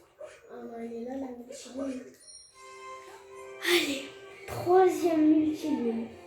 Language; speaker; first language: French; native; French